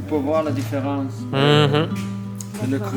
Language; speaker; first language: French; non-native, learner; Italian